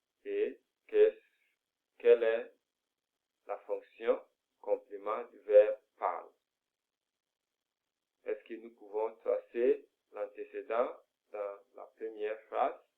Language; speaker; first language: French; non-native, fluent; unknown